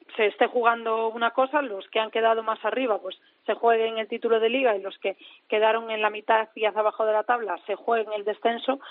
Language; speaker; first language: Spanish; native; Spanish